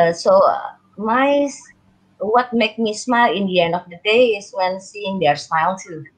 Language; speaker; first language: English; non-native, learner; Indonesian